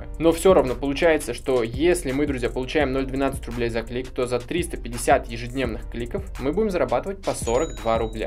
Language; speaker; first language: Russian; native; Russian